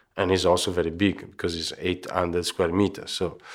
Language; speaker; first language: English; non-native, fluent; Italian